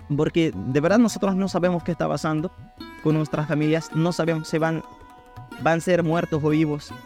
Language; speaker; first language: Spanish; non-native, fluent; Arabic